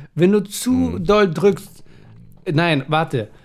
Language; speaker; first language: German; early bilingual, other home language; Persian